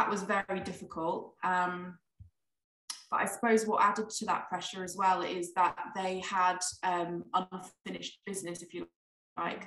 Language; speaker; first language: English; native; English